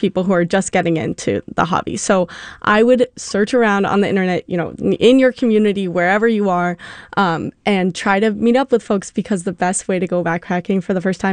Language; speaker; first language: English; native; English